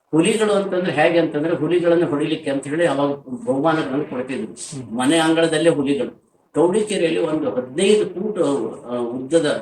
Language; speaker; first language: Kannada; early bilingual, other home language; Marathi